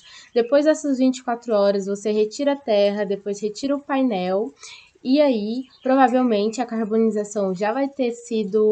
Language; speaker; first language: Portuguese; native; Portuguese